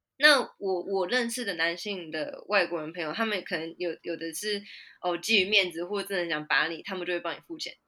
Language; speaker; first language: Chinese; native; Chinese